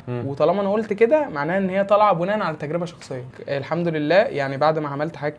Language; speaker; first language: Arabic; native; Arabic